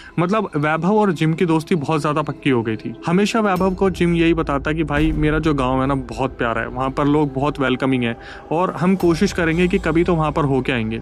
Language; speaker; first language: Hindi; native; Hindi